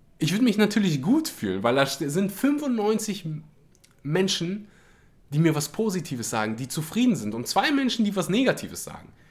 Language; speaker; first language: German; early bilingual, other home language; Russian